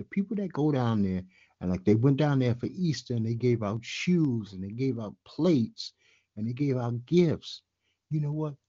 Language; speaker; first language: English; native; English